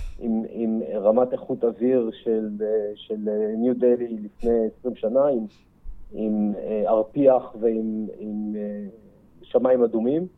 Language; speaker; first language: Hebrew; native; Hebrew